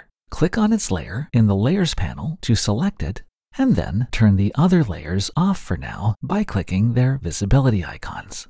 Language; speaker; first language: English; native; English